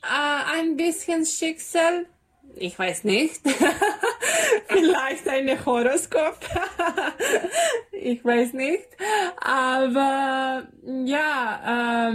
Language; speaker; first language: German; non-native, learner; Serbian